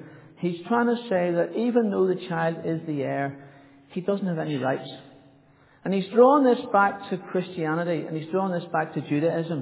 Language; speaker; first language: English; native; English